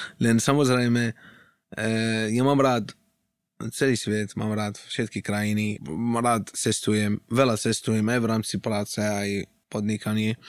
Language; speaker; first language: Slovak; non-native, fluent; Arabic